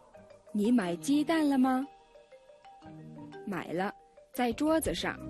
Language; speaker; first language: Chinese; non-native, fluent; Mongolian